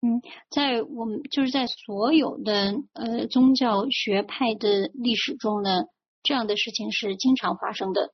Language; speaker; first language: Chinese; native; Chinese